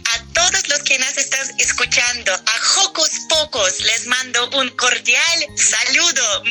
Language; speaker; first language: Spanish; non-native, fluent; Russian